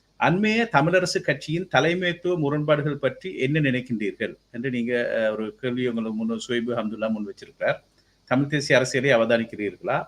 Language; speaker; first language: Tamil; native; Tamil